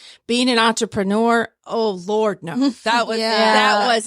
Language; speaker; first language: English; native; English